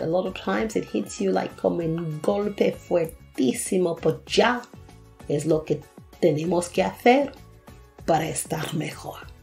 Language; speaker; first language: Spanish; non-native, fluent; English